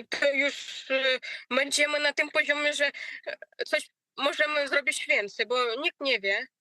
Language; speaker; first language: Polish; non-native, learner; Ukrainian